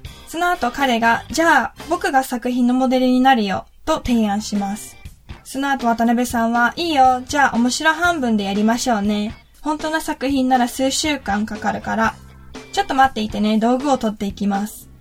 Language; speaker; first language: Japanese; native; Japanese